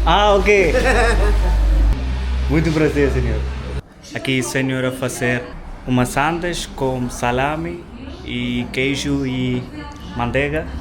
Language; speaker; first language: Portuguese; non-native, learner; Malayalam